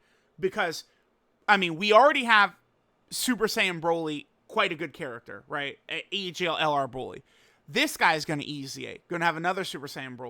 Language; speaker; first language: English; native; English